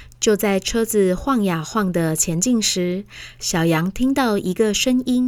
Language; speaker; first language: Chinese; native; Chinese